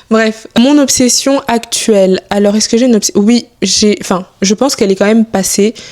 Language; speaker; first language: French; early bilingual, other home language; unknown